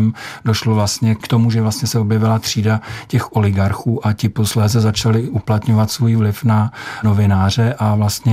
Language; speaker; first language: Czech; native; Czech